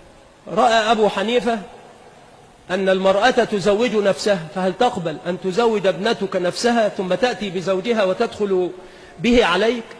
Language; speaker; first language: Arabic; native; Arabic